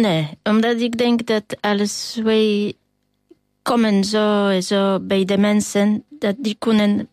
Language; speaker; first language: Dutch; non-native, learner; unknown